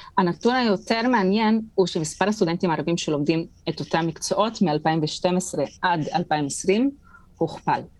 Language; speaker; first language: Hebrew; non-native, local second language; Arabic